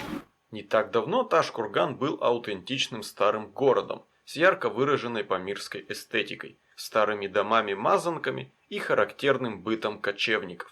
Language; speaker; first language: Russian; native; Russian